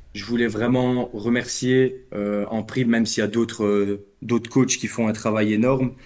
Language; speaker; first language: French; native; French